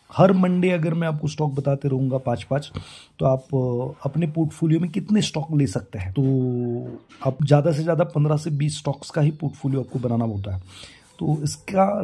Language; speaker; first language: Hindi; non-native, local second language; Marathi